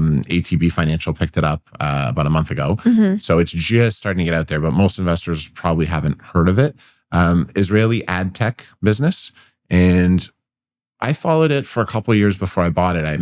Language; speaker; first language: English; native; English